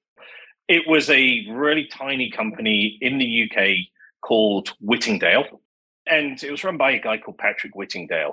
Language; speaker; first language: English; native; English